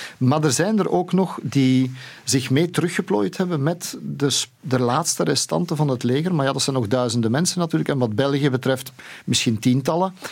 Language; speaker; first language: Dutch; native; Dutch